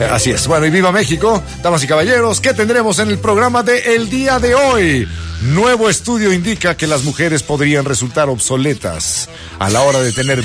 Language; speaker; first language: Spanish; native; Spanish